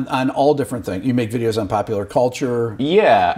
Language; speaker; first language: English; native; English